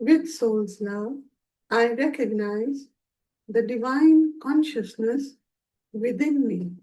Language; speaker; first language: English; non-native, local second language; Hindi